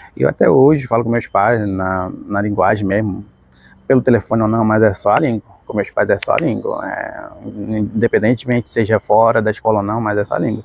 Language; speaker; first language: Portuguese; non-native, local second language; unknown